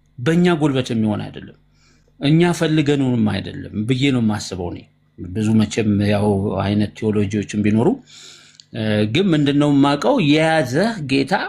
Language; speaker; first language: Amharic; native; Amharic